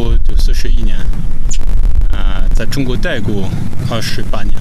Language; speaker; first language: Chinese; non-native, fluent; French